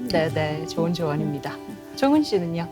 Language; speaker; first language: Korean; native; Korean